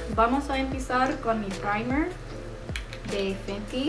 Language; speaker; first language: Spanish; non-native, learner; English